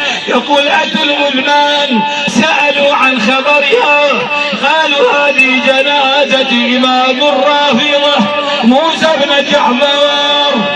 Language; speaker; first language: Arabic; native; Arabic